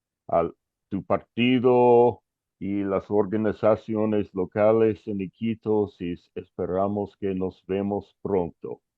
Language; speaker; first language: Spanish; non-native, fluent; English